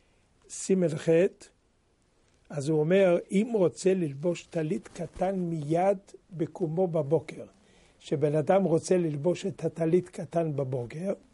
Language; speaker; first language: Hebrew; non-native, fluent; French